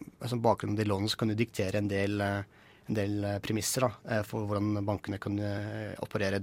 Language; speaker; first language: Norwegian; native; Norwegian